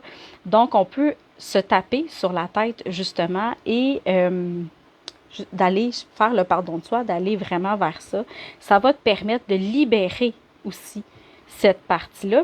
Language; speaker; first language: French; native; French